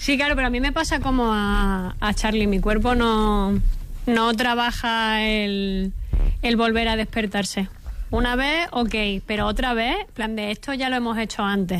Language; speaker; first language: Spanish; native; Spanish